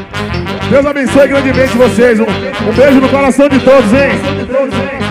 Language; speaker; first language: Portuguese; native; Portuguese